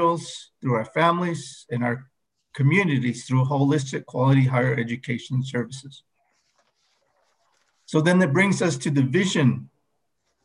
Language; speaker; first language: English; early bilingual, other home language; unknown